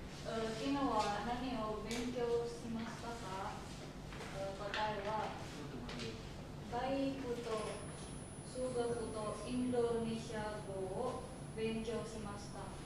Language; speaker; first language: Japanese; non-native, learner; Indonesian